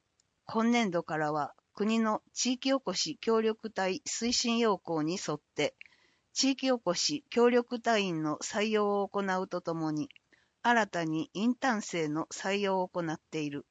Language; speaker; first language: Japanese; native; Japanese